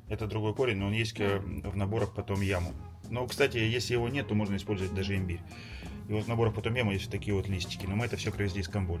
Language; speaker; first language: Russian; native; Russian